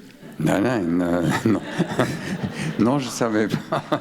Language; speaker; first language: French; non-native, local second language; German